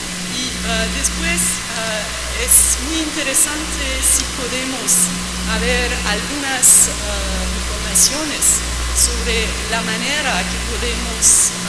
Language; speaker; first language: Spanish; non-native, fluent; French